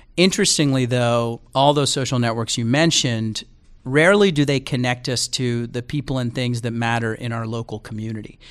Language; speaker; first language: English; native; English